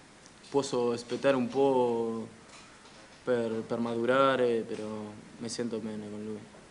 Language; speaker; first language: Italian; non-native, learner; Spanish